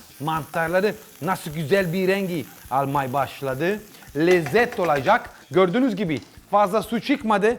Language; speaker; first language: Turkish; non-native, learner; Italian